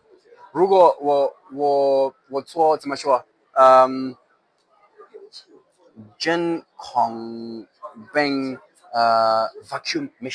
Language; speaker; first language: Chinese; non-native, learner; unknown